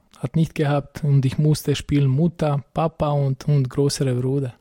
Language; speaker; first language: German; non-native, fluent; Bosnian